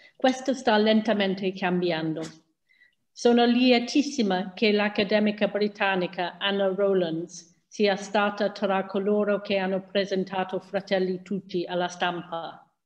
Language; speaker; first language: Italian; non-native, fluent; English